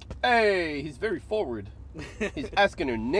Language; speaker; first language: English; native; English